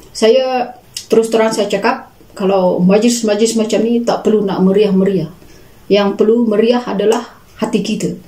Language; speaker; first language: Malay; native; Malay